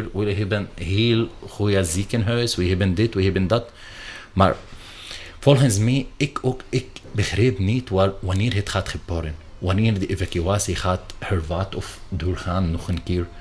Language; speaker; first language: Dutch; non-native, learner; Arabic